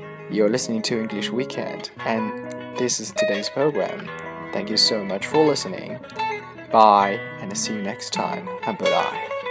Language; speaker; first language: English; non-native, fluent; Chinese